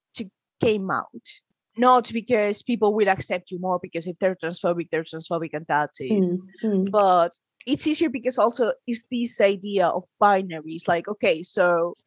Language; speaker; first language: English; non-native, fluent; Spanish